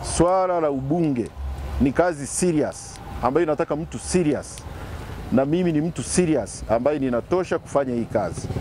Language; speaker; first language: Swahili; native; Swahili